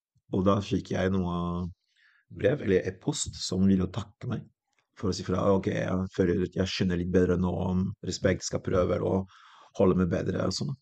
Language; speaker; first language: Norwegian; non-native, fluent; French